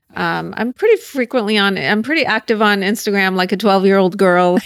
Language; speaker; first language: English; native; English